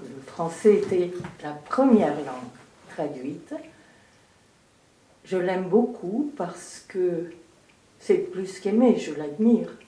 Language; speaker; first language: French; early bilingual, heritage; French